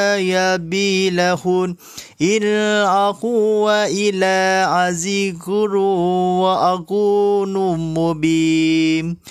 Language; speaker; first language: Arabic; non-native, fluent; Malay